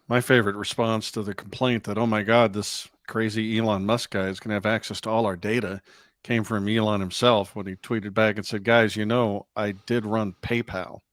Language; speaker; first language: English; native; English